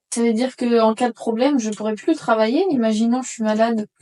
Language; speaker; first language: French; native; French